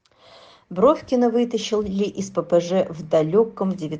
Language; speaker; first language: Russian; native; Russian